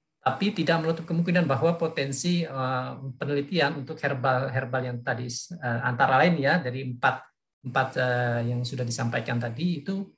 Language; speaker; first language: Indonesian; native; Indonesian